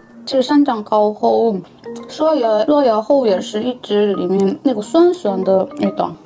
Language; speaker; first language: Chinese; non-native, learner; Korean